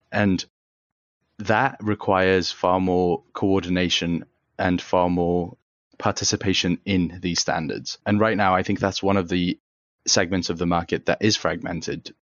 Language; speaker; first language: English; native; English